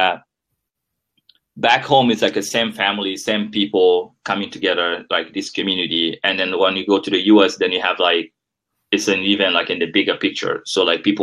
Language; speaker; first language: English; non-native, fluent; French